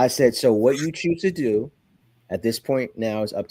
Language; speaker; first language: English; native; English